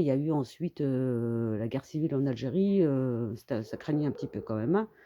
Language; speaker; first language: French; early bilingual, other home language; Kabyle